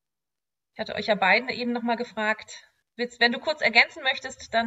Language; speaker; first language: German; native; German